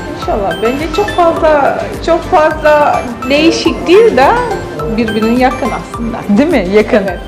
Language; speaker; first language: Turkish; non-native, learner; Indonesian